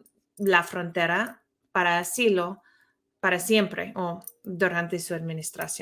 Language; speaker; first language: Spanish; non-native, fluent; English